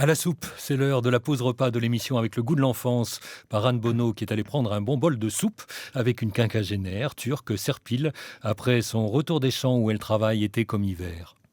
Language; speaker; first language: French; native; French